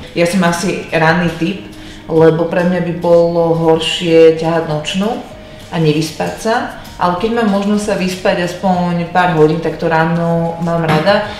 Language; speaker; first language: Slovak; native; Slovak